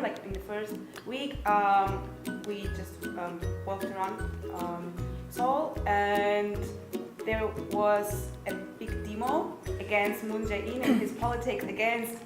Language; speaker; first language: English; non-native, fluent; German